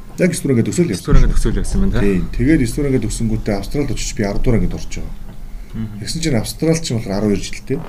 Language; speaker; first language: Mongolian; native; Mongolian